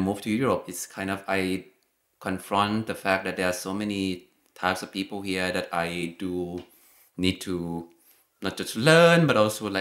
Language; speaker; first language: English; non-native, fluent; Thai